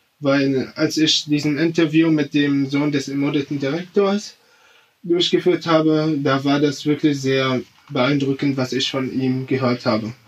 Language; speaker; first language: German; non-native, fluent; Arabic